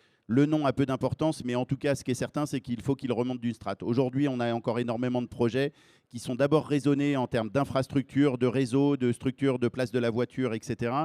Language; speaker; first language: French; native; French